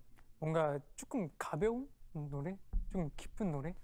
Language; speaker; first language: Korean; non-native, fluent; Chinese